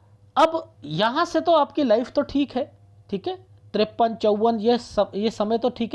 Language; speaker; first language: Hindi; native; Hindi